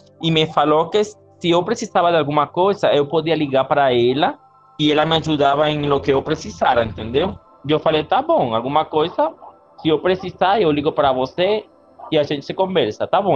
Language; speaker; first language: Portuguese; non-native, learner; Spanish